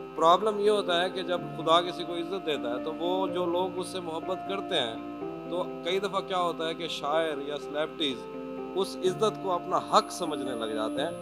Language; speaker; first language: Urdu; non-native, local second language; Saraiki